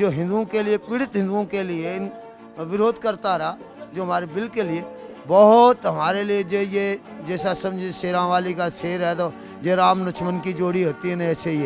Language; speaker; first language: Urdu; non-native, local second language; Sindhi